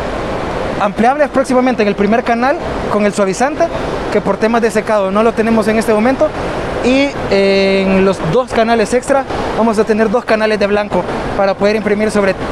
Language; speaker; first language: Spanish; native; Spanish